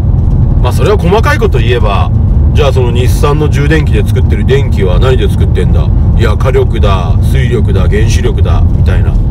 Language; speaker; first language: Japanese; native; Japanese